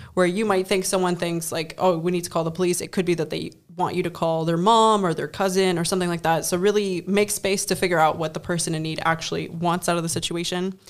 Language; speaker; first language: English; non-native, fluent; German